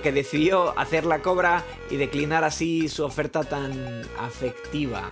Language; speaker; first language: Spanish; native; Spanish